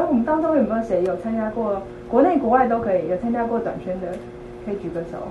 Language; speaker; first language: Chinese; native; Chinese